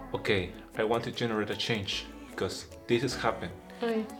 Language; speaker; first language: English; non-native, fluent; Spanish